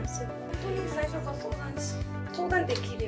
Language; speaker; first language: Japanese; non-native, learner; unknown